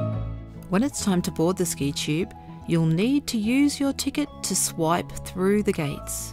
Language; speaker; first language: English; native; English